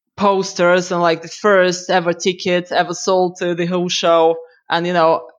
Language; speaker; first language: English; non-native, fluent; Russian